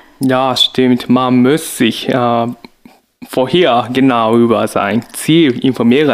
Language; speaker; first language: German; non-native, learner; Japanese